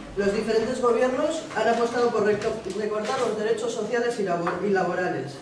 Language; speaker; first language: Spanish; non-native, local second language; Basque